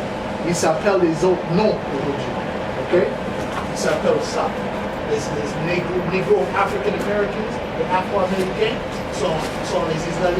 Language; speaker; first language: French; non-native, learner; English